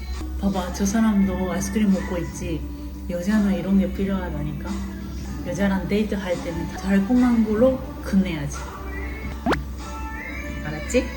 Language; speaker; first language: Korean; non-native, fluent; Japanese